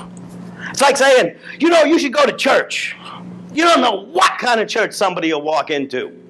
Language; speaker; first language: English; native; English